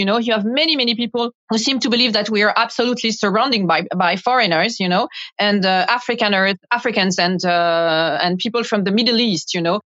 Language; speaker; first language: English; non-native, fluent; French